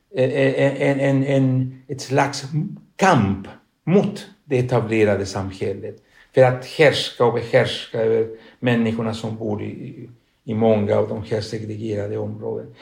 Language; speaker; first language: Swedish; non-native, fluent; Spanish